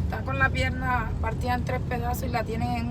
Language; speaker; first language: Spanish; native; Spanish